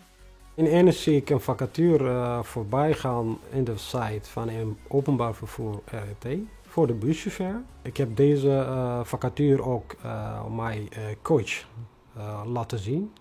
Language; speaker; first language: Dutch; non-native, fluent; Tigrinya